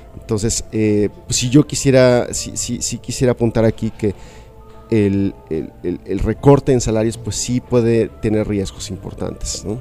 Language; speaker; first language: Spanish; native; Spanish